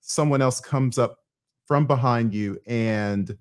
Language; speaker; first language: English; native; English